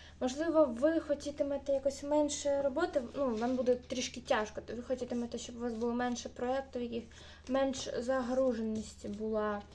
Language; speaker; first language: Ukrainian; native; Ukrainian